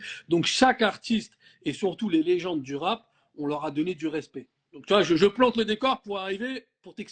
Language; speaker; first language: French; native; French